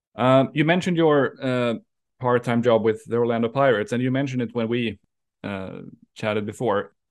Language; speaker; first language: English; non-native, fluent; Swedish